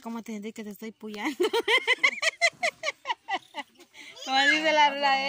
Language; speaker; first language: Spanish; native; Spanish